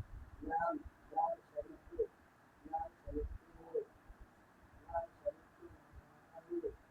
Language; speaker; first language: Arabic; non-native, learner; Bangla